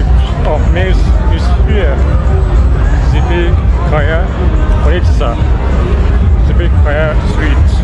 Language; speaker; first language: English; non-native, learner; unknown